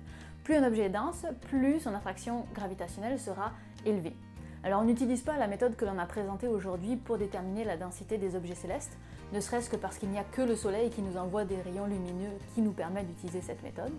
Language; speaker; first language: French; native; French